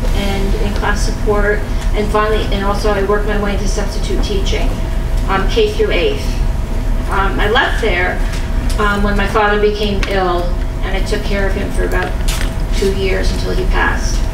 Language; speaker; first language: English; native; English